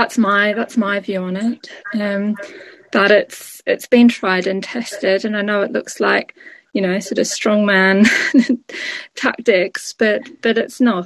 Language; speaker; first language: English; native; English